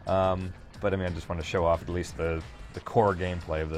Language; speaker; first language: English; native; English